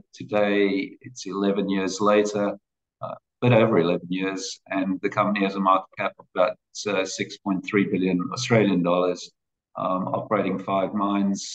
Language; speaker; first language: English; native; English